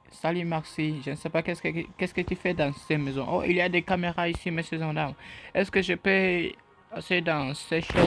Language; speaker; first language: French; non-native, learner; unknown